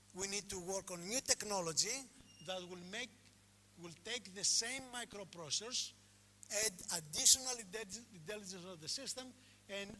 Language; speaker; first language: English; non-native, fluent; Greek